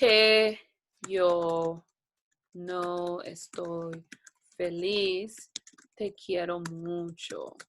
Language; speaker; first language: Spanish; non-native, fluent; English